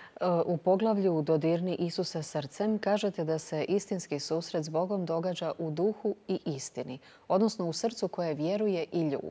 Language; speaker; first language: Croatian; native; Croatian